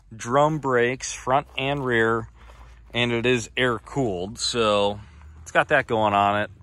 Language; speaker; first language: English; native; English